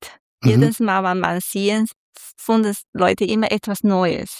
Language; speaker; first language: German; non-native, learner; Chinese